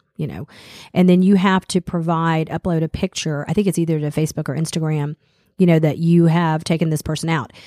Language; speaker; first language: English; native; English